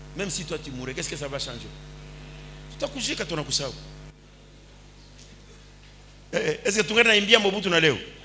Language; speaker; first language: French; non-native, local second language; Lingala